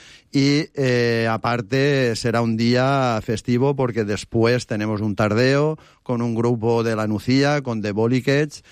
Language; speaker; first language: Spanish; native; Spanish